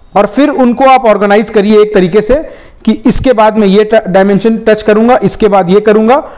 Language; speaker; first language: Hindi; native; Hindi